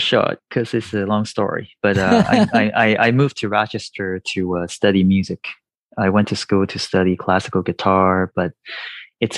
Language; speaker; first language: English; non-native, local second language; Cantonese